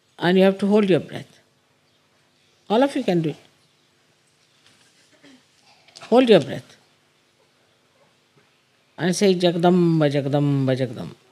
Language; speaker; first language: English; non-native, local second language; Marathi